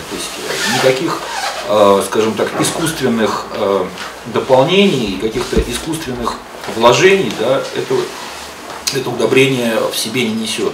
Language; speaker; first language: Russian; native; Russian